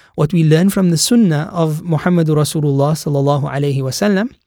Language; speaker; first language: English; native; English